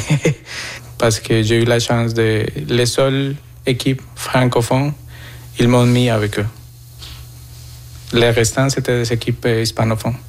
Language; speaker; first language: French; non-native, fluent; Spanish